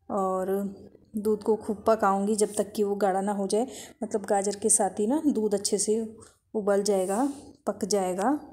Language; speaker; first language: Hindi; native; Hindi